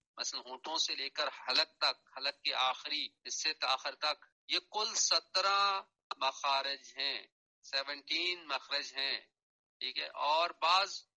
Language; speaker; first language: Urdu; non-native, local second language; Punjabi